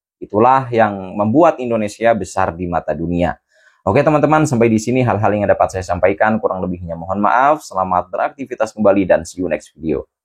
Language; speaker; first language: Indonesian; native; Indonesian